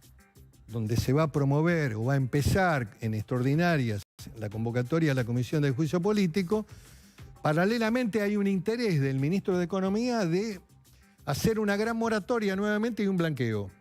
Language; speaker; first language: Spanish; native; Spanish